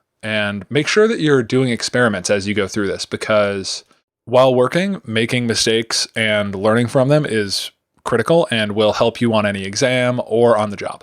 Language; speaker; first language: English; native; English